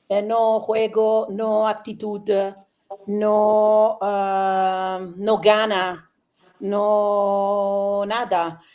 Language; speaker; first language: Spanish; non-native, learner; Italian